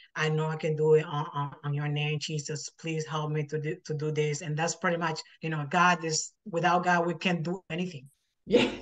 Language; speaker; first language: English; non-native, fluent; Spanish